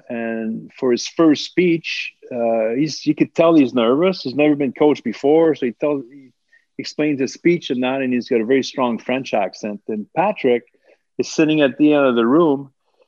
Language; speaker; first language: English; native; English